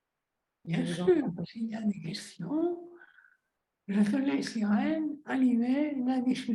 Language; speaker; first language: French; non-native, fluent; Greek